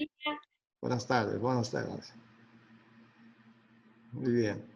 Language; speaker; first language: Spanish; non-native, fluent; Portuguese